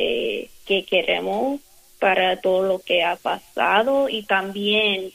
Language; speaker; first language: Spanish; non-native, fluent; English